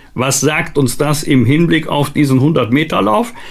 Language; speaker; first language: German; native; German